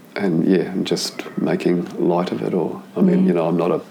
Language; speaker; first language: English; native; English